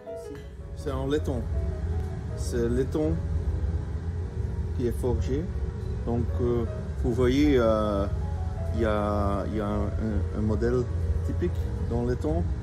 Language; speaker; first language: French; non-native, local second language; Dutch